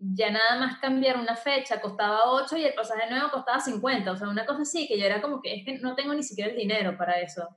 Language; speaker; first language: Spanish; native; Spanish